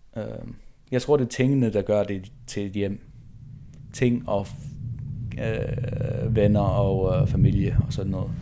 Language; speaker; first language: Danish; non-native, local second language; Faroese